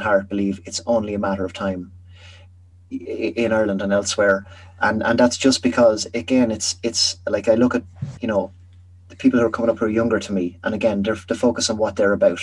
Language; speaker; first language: English; native; English